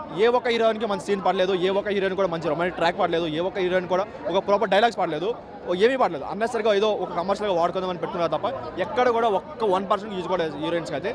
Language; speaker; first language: Telugu; native; Telugu